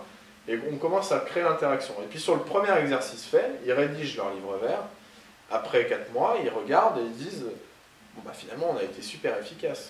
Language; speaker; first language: French; native; French